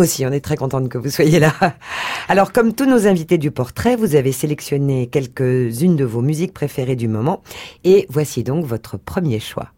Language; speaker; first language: French; native; French